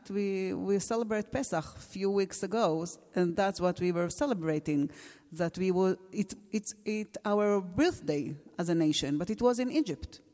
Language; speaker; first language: English; non-native, fluent; Hebrew